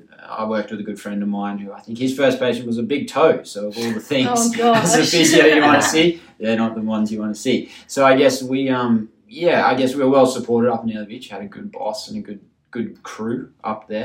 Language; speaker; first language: English; native; English